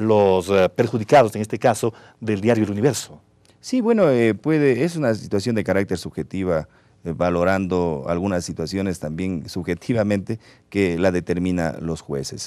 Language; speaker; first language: Spanish; native; Spanish